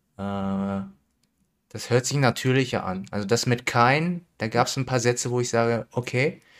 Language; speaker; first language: German; native; German